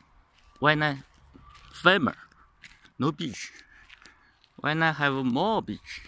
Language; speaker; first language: English; non-native, learner; Chinese